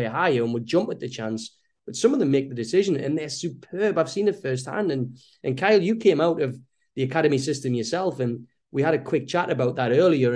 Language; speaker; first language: English; native; English